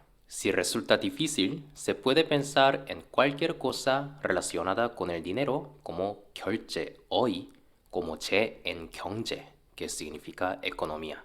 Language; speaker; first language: Spanish; non-native, fluent; Korean